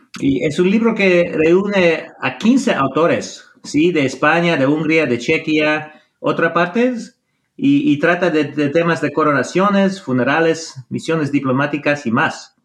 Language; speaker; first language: Spanish; non-native, fluent; English